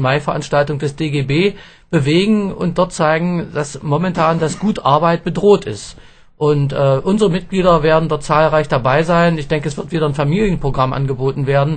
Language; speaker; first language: German; native; German